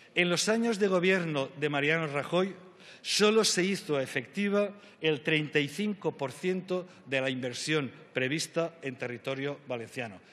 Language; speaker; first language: Spanish; native; Spanish